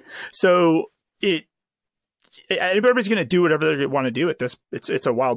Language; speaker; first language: English; native; English